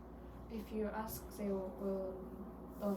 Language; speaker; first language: English; non-native, learner; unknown